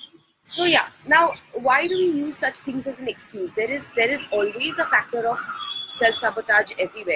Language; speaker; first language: English; non-native, local second language; Hindi